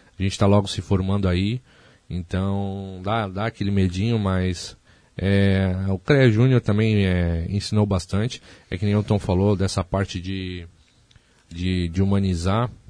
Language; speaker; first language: Portuguese; native; Portuguese